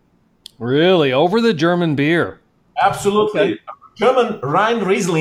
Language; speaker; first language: English; non-native, fluent; Bosnian